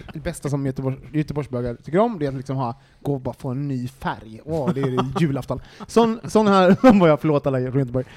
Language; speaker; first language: Swedish; native; Swedish